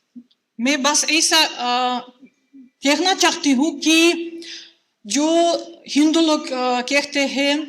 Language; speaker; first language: Hindi; non-native, fluent; Russian